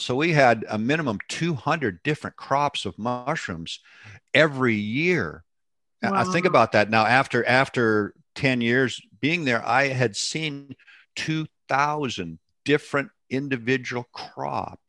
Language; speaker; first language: English; native; English